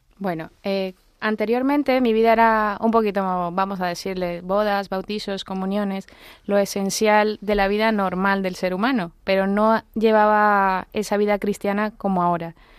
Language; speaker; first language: Spanish; native; Spanish